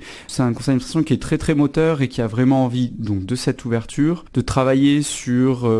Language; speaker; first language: French; native; French